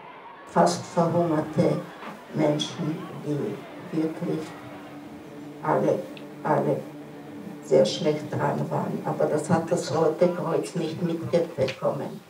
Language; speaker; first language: German; non-native, fluent; Czech